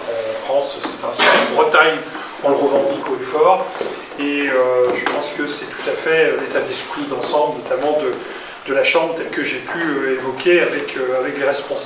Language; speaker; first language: French; native; French